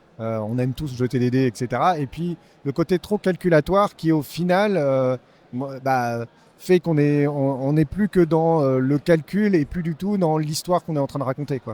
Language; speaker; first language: French; native; French